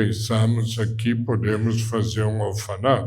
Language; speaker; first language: Portuguese; non-native, fluent; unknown